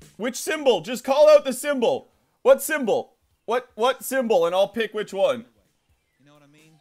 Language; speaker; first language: English; native; English